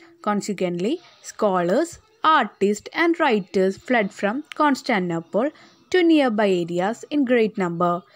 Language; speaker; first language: English; non-native, local second language; Malayalam